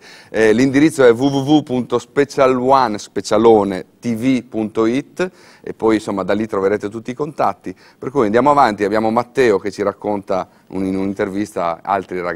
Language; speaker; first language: Italian; native; Italian